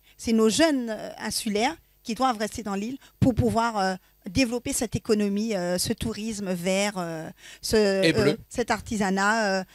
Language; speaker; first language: French; native; French